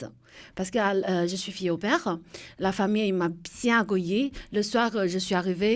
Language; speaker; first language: French; non-native, fluent; Chinese